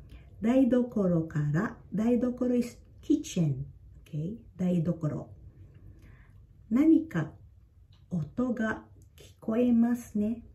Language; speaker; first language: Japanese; non-native, fluent; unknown